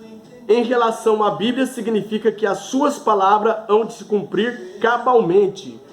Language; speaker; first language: Portuguese; native; Portuguese